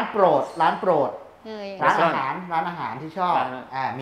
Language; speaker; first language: Thai; native; Thai